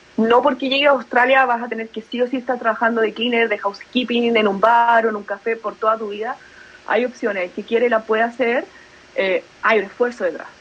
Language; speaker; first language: Spanish; native; Spanish